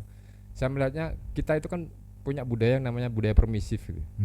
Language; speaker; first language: Indonesian; non-native, local second language; Javanese